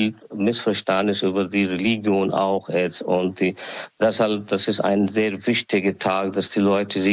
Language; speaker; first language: German; non-native, learner; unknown